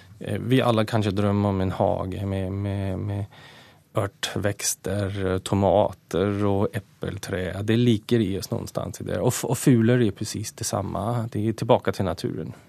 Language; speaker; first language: Swedish; native; Swedish